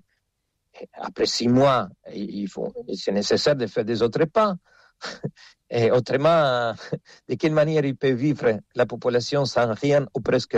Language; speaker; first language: French; non-native, fluent; Spanish